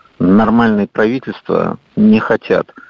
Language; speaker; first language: Russian; native; Russian